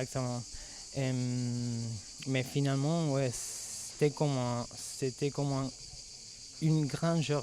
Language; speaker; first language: French; non-native, fluent; Spanish